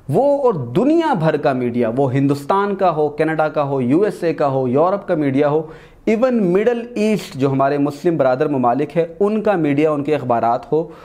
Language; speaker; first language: Urdu; native; Urdu